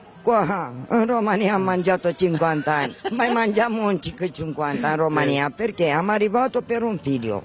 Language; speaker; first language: Italian; non-native, learner; Romanian